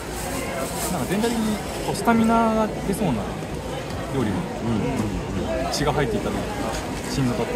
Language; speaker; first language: Japanese; native; Japanese